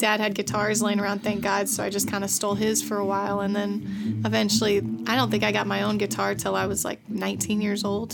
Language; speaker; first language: English; native; English